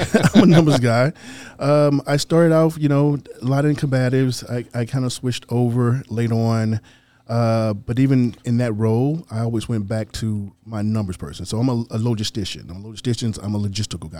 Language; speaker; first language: English; native; English